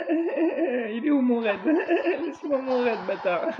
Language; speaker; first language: French; native; French